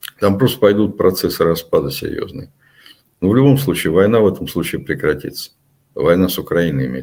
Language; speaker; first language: Russian; native; Russian